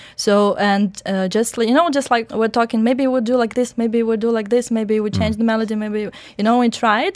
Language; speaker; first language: English; non-native, fluent; Russian